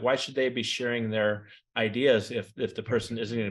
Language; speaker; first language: English; native; English